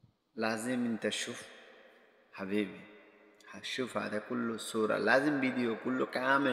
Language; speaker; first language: Arabic; non-native, learner; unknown